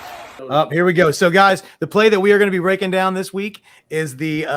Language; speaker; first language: English; native; English